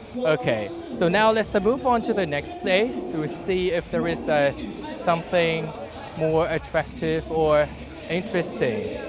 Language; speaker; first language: English; non-native, fluent; Chinese